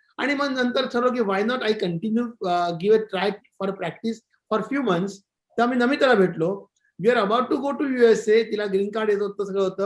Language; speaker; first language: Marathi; non-native, local second language; Gujarati